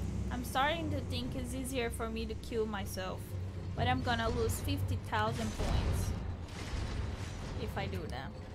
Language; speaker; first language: English; non-native, fluent; Portuguese